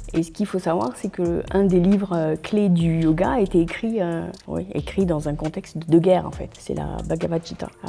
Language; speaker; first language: French; native; French